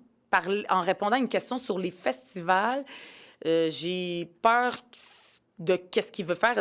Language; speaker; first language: French; early bilingual, other home language; Arabic